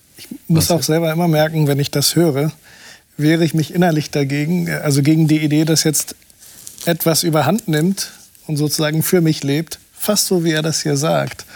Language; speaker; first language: German; non-native, fluent; Portuguese